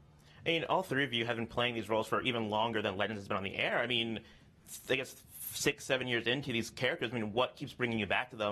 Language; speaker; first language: English; native; English